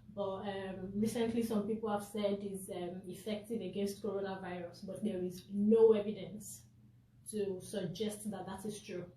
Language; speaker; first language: English; non-native, local second language; Yoruba